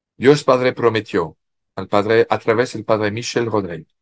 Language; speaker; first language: Spanish; non-native, fluent; French